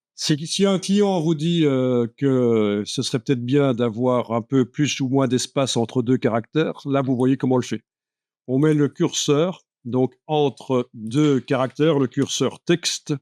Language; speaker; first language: French; native; French